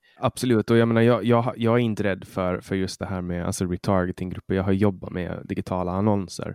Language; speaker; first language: Swedish; native; Swedish